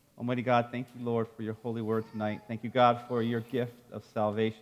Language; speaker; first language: English; native; English